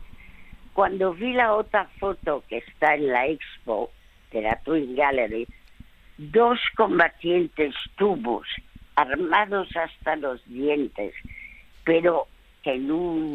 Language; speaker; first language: Spanish; early bilingual, other home language; French